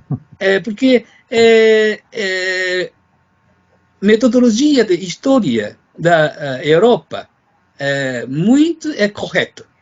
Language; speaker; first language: Portuguese; non-native, fluent; Japanese